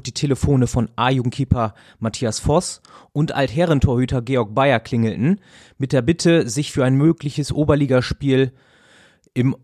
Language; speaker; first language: German; native; German